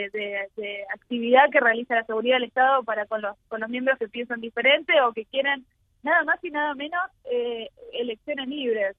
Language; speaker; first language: Spanish; native; Spanish